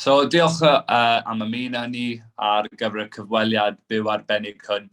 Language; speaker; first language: Welsh; non-native, local second language; English